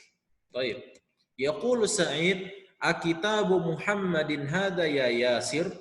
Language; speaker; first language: Arabic; non-native, fluent; Indonesian